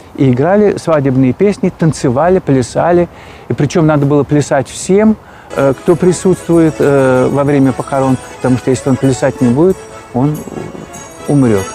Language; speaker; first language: Russian; non-native, local second language; Chuvash